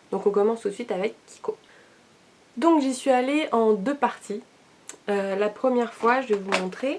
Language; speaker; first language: French; native; French